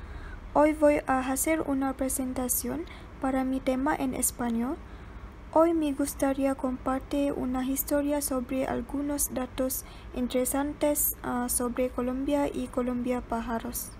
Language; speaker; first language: Spanish; non-native, learner; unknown